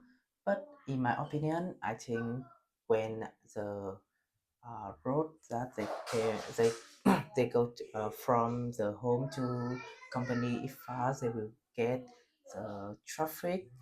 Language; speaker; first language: English; non-native, learner; Vietnamese